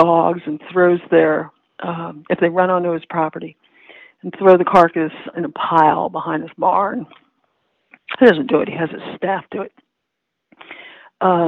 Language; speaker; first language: English; native; English